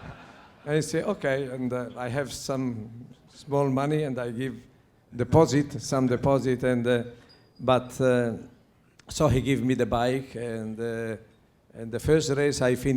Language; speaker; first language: English; non-native, learner; Italian